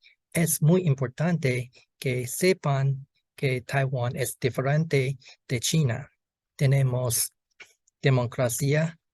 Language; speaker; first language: Spanish; non-native, learner; Chinese